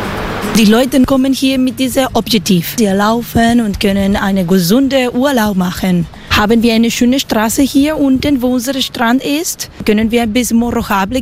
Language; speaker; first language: German; non-native, learner; Spanish